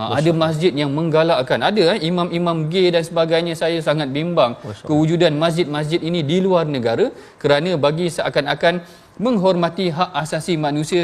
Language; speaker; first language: Malay; native; Malay